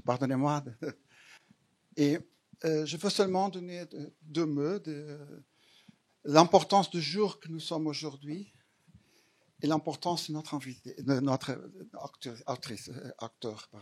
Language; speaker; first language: French; non-native, fluent; Portuguese